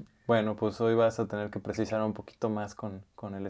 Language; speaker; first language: Spanish; native; Spanish